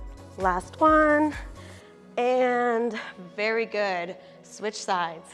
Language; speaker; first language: English; native; English